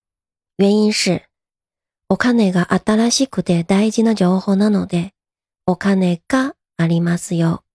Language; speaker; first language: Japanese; non-native, fluent; Chinese